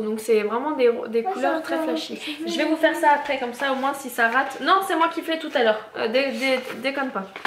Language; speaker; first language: French; native; French